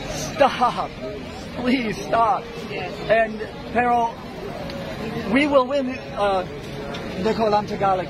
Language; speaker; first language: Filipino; non-native, learner; English